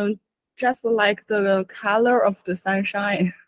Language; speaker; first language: English; non-native, learner; Chinese